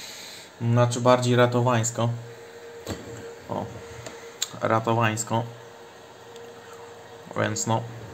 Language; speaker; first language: Polish; native; Polish